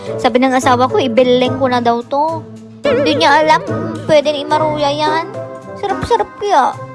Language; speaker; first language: Filipino; non-native, local second language; Iloko